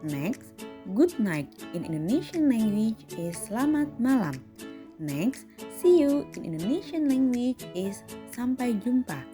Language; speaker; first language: English; non-native, learner; Indonesian